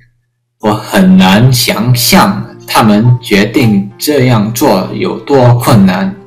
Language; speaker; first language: Chinese; early bilingual, heritage; English